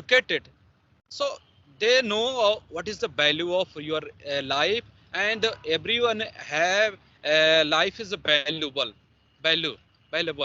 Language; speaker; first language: English; non-native, learner; Hindi